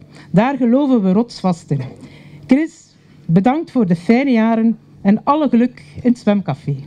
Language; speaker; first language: Dutch; native; Dutch